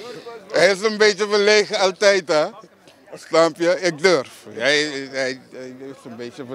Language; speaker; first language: Dutch; non-native, local second language; Papiamento